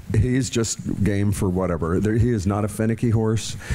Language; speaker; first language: English; native; English